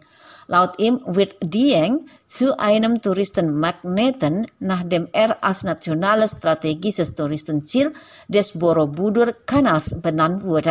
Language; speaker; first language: German; non-native, fluent; Indonesian